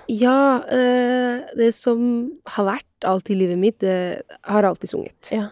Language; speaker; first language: Norwegian; non-native, fluent; Italian